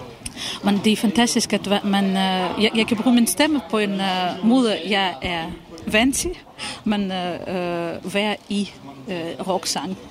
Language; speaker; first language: Danish; non-native, fluent; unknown